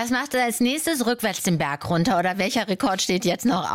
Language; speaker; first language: German; native; German